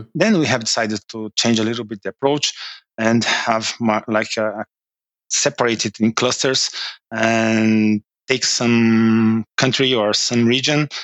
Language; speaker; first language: English; non-native, fluent; Portuguese